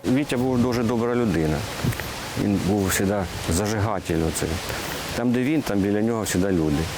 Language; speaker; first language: Ukrainian; non-native, local second language; Russian